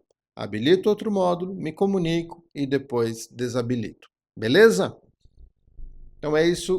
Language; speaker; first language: Portuguese; native; Portuguese